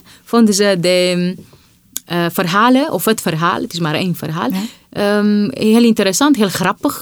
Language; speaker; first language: Dutch; non-native, fluent; Romanian